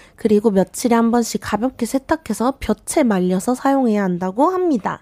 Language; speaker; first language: Korean; native; Korean